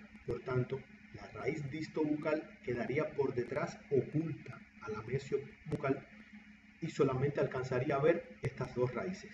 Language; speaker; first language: Spanish; native; Spanish